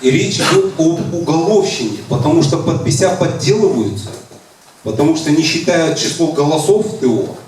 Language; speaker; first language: Russian; non-native, local second language; Kazakh